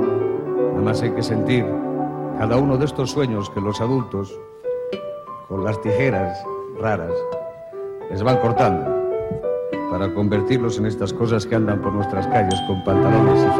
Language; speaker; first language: Spanish; native; Spanish